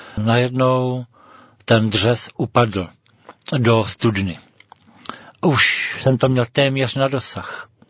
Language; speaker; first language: Czech; native; Czech